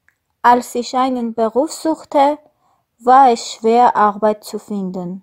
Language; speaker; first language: German; non-native, fluent; Armenian